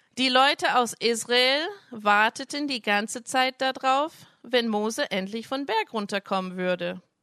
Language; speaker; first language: German; non-native, fluent; English